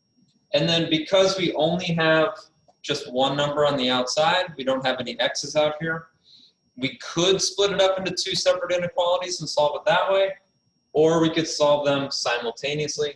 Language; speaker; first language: English; native; English